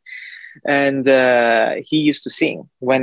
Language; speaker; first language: English; non-native, fluent; Italian